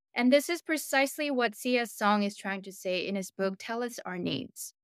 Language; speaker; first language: English; early bilingual, other home language; Korean